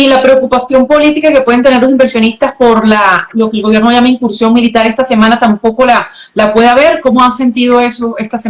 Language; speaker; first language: Spanish; native; Spanish